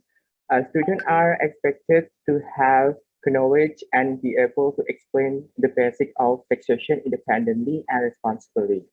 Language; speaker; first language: English; non-native, learner; Indonesian